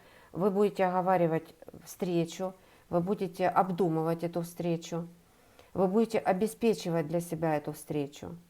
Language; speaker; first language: Russian; native; Russian